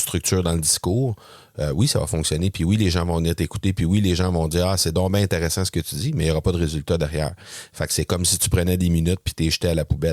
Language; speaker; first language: French; native; French